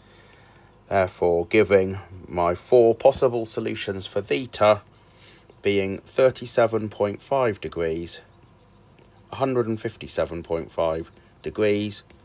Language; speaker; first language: English; native; English